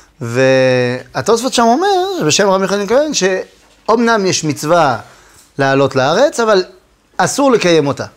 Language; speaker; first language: Hebrew; non-native, fluent; French